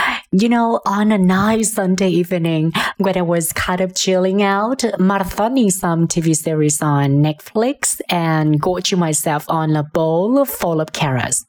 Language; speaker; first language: English; non-native, fluent; Vietnamese